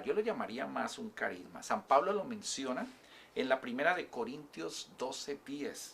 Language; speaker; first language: Spanish; native; Spanish